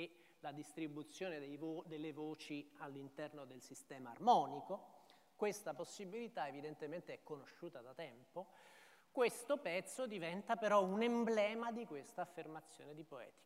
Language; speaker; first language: Italian; native; Italian